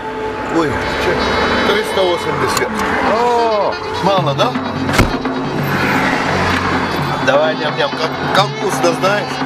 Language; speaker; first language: Russian; non-native, fluent; Georgian